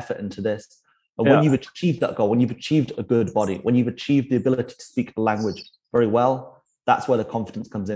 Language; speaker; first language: English; native; English